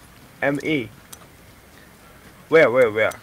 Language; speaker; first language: English; non-native, learner; Chinese